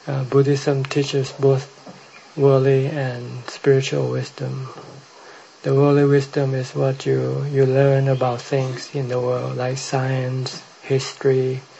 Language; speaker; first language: English; non-native, fluent; Thai